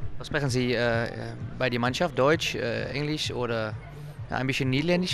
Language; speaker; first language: German; non-native, learner; Dutch